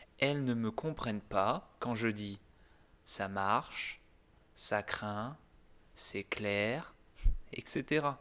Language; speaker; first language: French; native; French